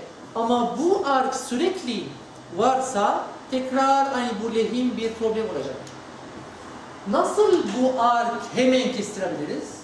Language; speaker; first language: Turkish; non-native, learner; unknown